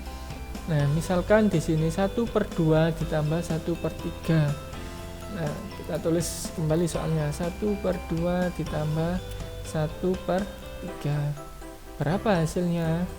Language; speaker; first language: Indonesian; native; Indonesian